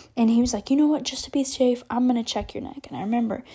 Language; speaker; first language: English; native; English